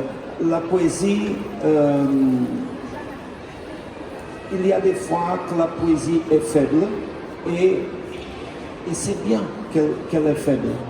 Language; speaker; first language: French; non-native, fluent; Portuguese